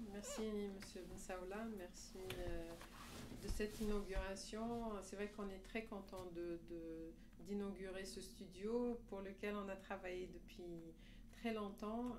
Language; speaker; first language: French; non-native, local second language; Arabic